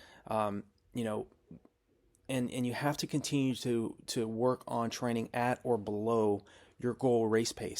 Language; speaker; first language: English; native; English